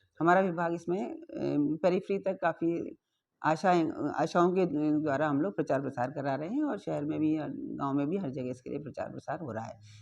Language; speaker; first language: Hindi; native; Hindi